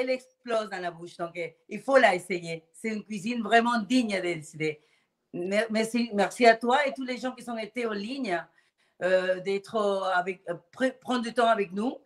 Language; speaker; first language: French; non-native, fluent; Spanish